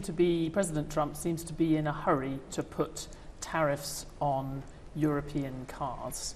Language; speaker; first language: English; native; English